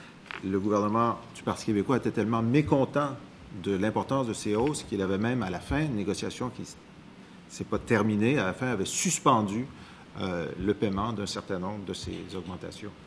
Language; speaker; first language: French; native; French